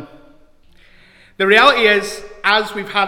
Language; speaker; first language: English; native; English